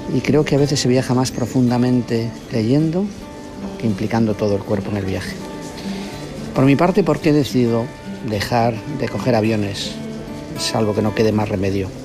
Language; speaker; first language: Spanish; native; Spanish